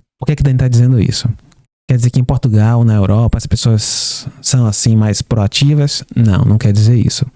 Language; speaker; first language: Portuguese; native; Portuguese